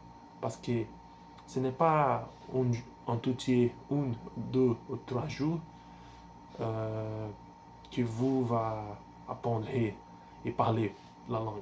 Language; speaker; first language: French; non-native, learner; Portuguese